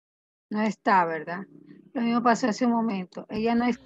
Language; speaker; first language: Spanish; native; Spanish